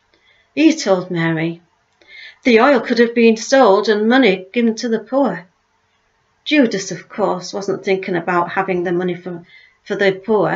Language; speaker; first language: English; native; English